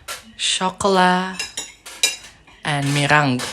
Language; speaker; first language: English; non-native, local second language; Filipino